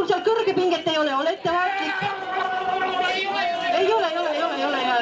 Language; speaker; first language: Estonian; native; Estonian